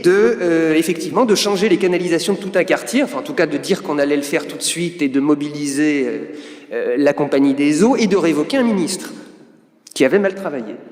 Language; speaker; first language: French; native; French